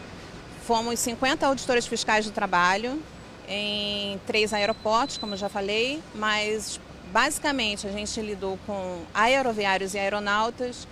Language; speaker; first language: Portuguese; native; Portuguese